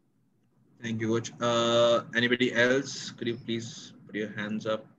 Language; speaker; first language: English; native; English